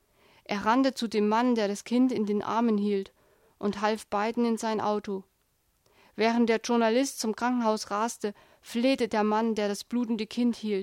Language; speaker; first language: German; native; German